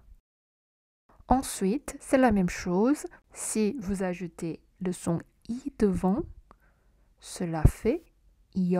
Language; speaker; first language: French; non-native, fluent; Korean